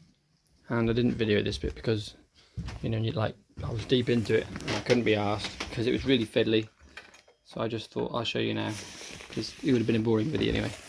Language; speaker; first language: English; native; English